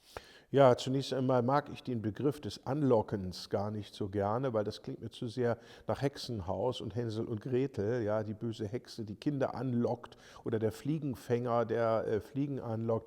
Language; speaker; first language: German; native; German